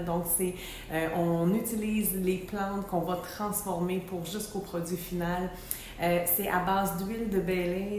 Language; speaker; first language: French; native; French